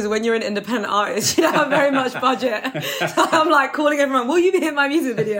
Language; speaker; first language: English; native; English